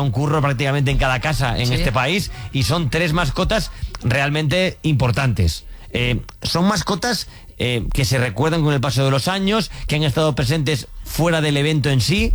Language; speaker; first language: Spanish; native; Spanish